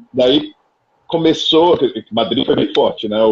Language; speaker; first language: Portuguese; native; Portuguese